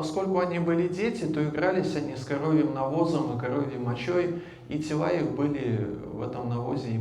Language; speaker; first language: Russian; native; Russian